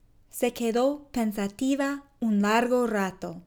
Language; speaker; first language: Spanish; non-native, fluent; English